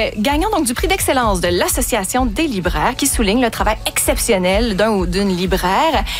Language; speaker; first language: French; native; French